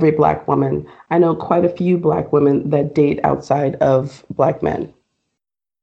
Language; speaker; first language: English; native; English